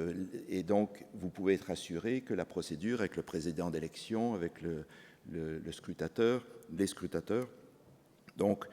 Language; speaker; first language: French; native; French